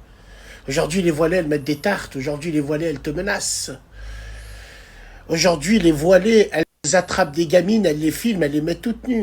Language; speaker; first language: French; native; French